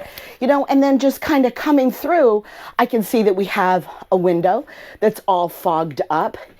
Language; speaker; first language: English; native; English